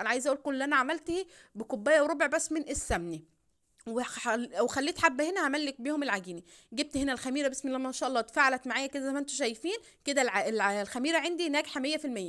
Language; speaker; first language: Arabic; native; Arabic